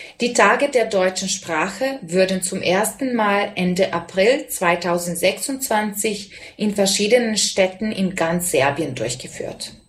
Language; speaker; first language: German; non-native, fluent; Serbian